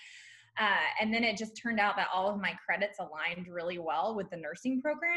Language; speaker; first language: English; native; English